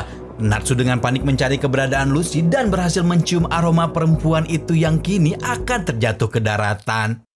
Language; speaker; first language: Indonesian; native; Indonesian